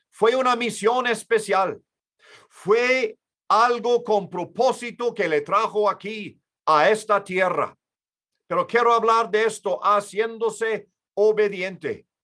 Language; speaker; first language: Spanish; non-native, fluent; English